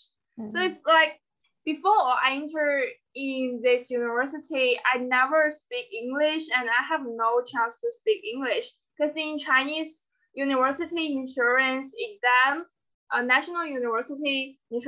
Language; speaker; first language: English; non-native, fluent; Chinese